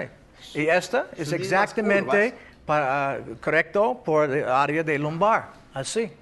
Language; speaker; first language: Spanish; non-native, fluent; English